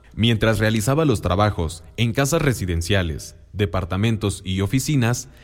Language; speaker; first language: Spanish; non-native, local second language; Mixtepec Mixtec